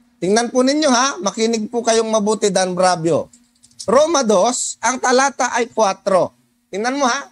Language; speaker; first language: Filipino; non-native, local second language; Cebuano